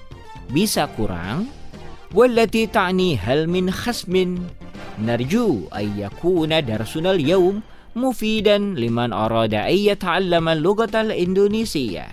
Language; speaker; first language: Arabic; non-native, fluent; Indonesian